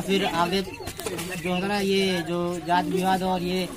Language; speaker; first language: Hindi; native; Hindi